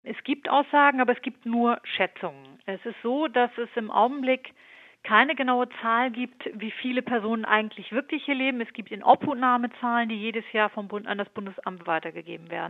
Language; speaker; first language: German; native; German